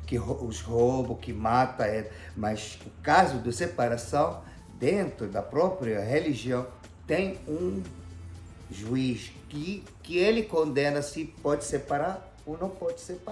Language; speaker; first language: Portuguese; non-native, fluent; Arabic